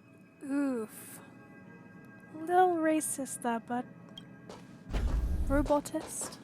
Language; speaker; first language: English; native; English